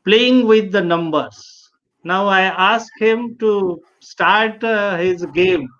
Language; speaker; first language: English; non-native, local second language; Hindi